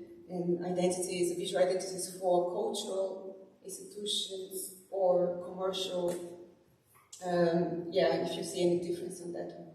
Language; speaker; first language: English; non-native, fluent; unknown